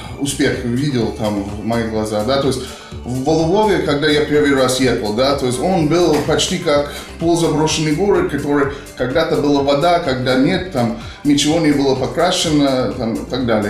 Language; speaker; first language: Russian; non-native, fluent; English